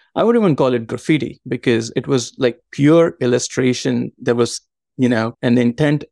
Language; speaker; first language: English; non-native, local second language; Marathi